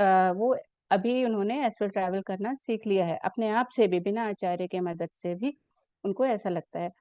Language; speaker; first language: Hindi; native; Hindi